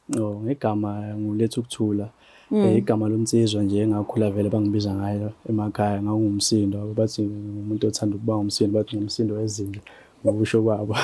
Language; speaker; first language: Zulu; native; Zulu